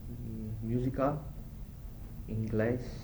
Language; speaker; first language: Spanish; non-native, learner; English